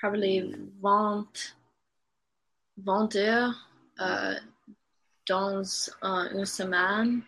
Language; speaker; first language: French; non-native, learner; English